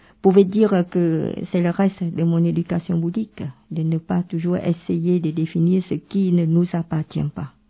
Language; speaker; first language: French; non-native, fluent; Khmer